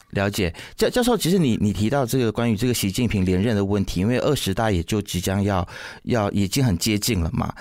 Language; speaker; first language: Chinese; native; Chinese